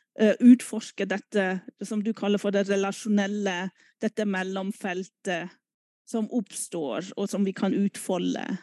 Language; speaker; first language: Norwegian; non-native, fluent; German